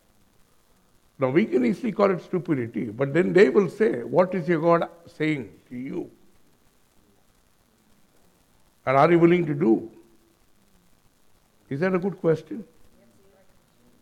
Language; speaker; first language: English; non-native, local second language; Tamil